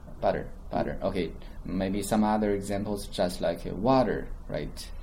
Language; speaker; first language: English; non-native, fluent; Chinese